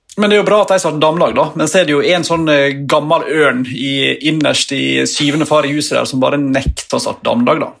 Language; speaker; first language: Norwegian; native; Norwegian